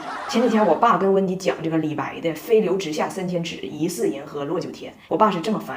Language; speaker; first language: Chinese; native; Chinese